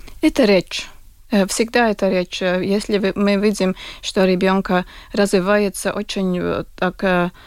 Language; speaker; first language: Russian; non-native, local second language; Latvian